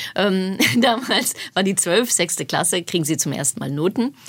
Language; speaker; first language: German; native; German